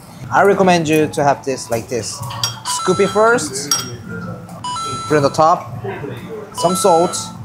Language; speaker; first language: English; non-native, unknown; Korean